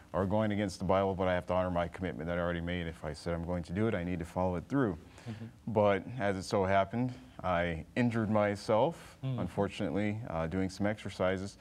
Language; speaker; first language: English; native; English